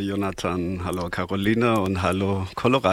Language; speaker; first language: German; non-native, fluent; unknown